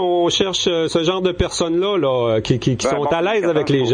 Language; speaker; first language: French; native; French